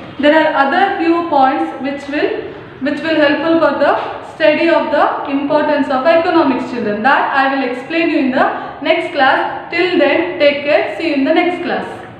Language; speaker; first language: English; non-native, local second language; Kannada